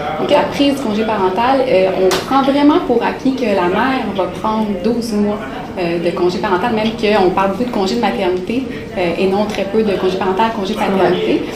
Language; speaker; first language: French; native; French